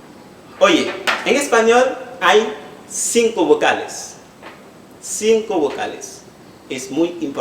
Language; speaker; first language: Spanish; non-native, fluent; Haitian Creole